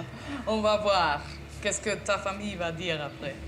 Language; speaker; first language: French; non-native, learner; German